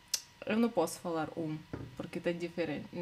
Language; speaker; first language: Portuguese; non-native, learner; Russian